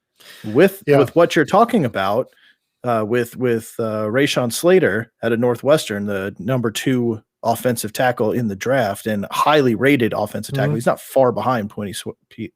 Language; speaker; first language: English; native; English